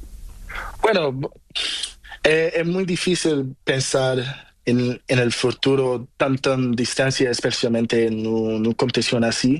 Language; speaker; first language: Spanish; non-native, learner; Portuguese